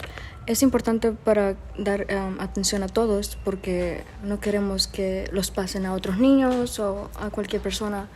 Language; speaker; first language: Spanish; early bilingual, heritage; Spanish